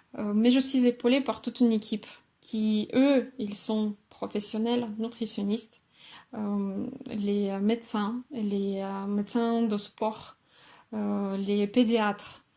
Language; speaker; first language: French; non-native, fluent; Russian